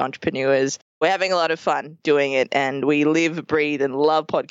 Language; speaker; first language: English; native; English